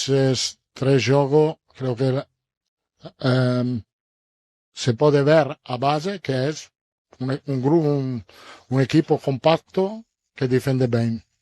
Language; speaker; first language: Spanish; non-native, fluent; Italian